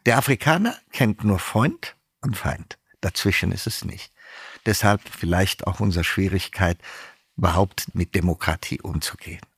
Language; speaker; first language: German; non-native, fluent; Amharic